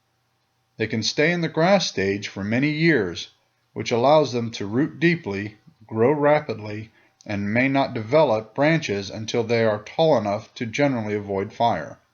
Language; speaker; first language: English; native; English